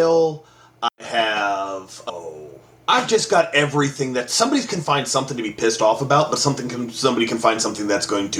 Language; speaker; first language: English; native; English